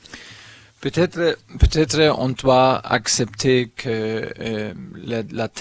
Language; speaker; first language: French; non-native, learner; German